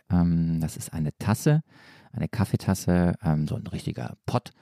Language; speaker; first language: German; native; German